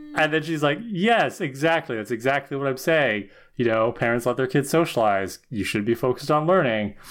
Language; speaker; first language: English; native; English